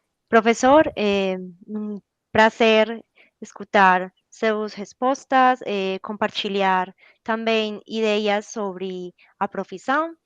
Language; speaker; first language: Portuguese; non-native, learner; Spanish